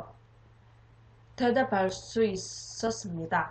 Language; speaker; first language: Korean; non-native, learner; Indonesian